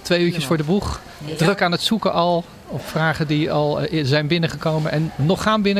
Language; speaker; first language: Dutch; native; Dutch